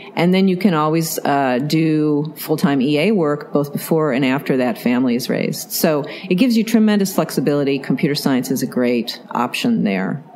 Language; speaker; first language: English; native; English